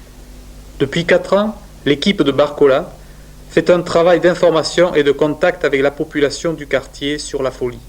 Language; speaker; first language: French; native; French